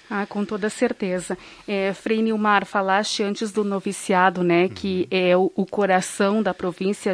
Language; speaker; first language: Portuguese; native; Portuguese